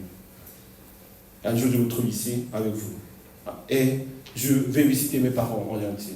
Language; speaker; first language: French; non-native, fluent; Korean